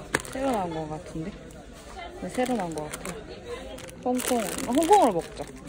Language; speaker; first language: Korean; native; Korean